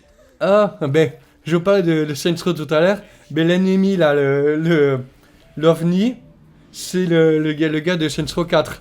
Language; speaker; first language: French; native; French